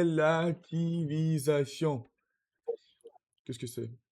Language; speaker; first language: French; non-native, learner; Russian